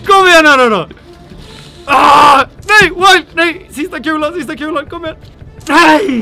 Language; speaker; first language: Swedish; native; Swedish